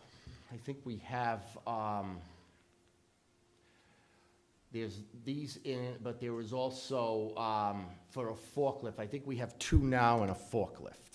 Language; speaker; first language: English; native; English